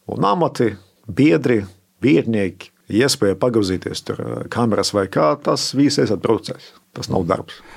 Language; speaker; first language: Latvian; native; Latvian